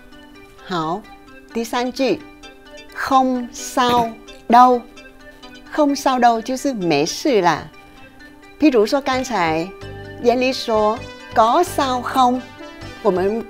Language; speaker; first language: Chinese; non-native, local second language; Vietnamese